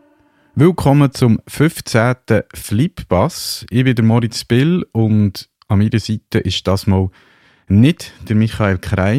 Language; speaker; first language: German; native; German